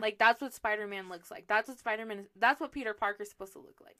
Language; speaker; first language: English; early bilingual, other home language; Spanish